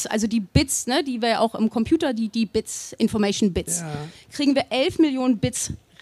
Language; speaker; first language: German; native; German